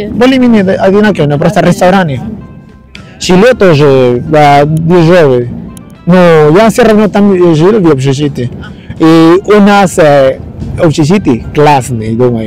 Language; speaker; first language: Russian; non-native, learner; Spanish